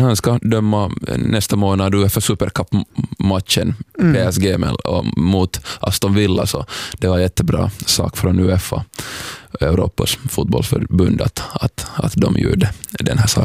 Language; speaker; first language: Swedish; non-native, local second language; Somali